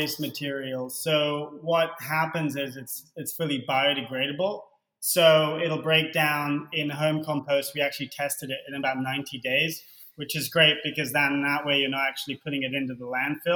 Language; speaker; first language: English; native; English